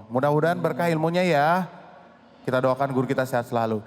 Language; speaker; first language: Indonesian; native; Indonesian